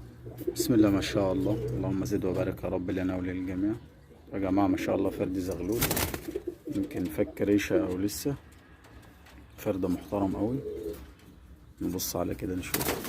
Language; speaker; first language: Arabic; native; Arabic